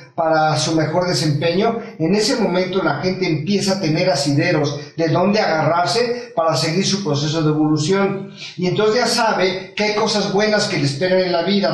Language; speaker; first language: Spanish; native; Spanish